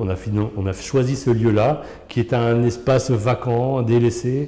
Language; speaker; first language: French; native; French